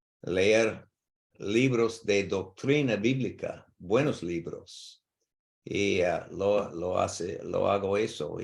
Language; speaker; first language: Spanish; non-native, learner; English